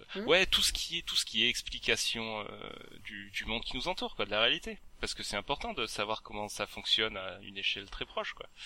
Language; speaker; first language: French; native; French